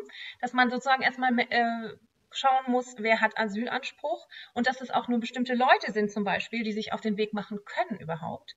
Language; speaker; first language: German; native; German